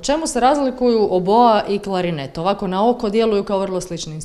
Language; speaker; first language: Croatian; native; Croatian